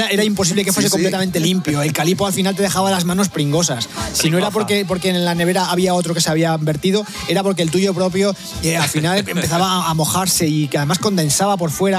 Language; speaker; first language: Spanish; native; Spanish